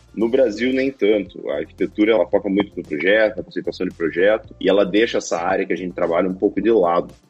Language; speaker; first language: Portuguese; native; Portuguese